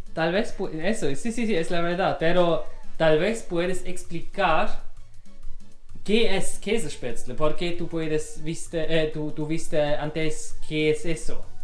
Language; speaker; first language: Spanish; non-native, learner; German